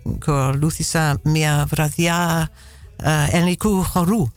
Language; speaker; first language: Greek; non-native, fluent; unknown